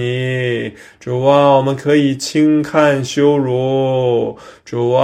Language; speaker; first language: Chinese; native; Chinese